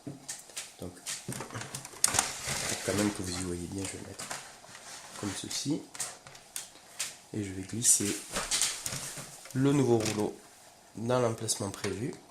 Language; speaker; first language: French; native; French